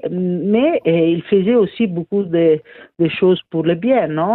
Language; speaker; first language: French; non-native, fluent; Italian